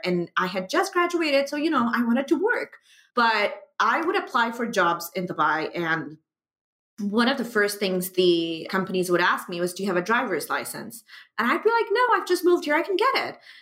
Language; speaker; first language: English; non-native, local second language; Urdu